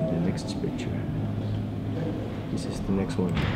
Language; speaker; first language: English; non-native, fluent; Dutch